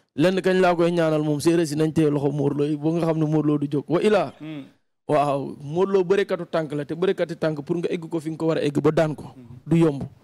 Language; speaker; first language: Wolof; non-native, local second language; Serer